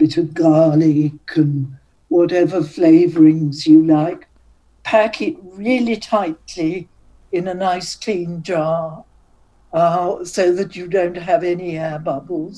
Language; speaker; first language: English; native; English